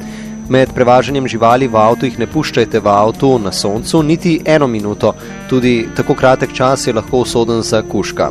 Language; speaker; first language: Slovenian; native; Slovenian